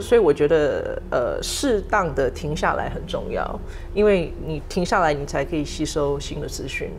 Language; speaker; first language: Chinese; native; Chinese